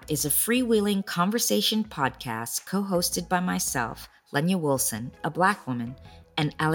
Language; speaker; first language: English; native; English